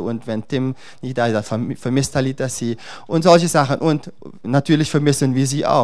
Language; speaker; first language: German; non-native, fluent; Dutch